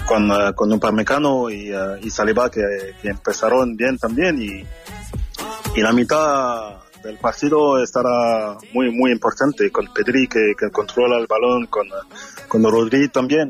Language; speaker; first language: Spanish; non-native, fluent; French